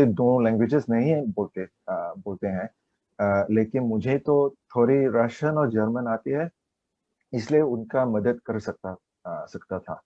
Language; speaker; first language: Hindi; non-native, learner; Chinese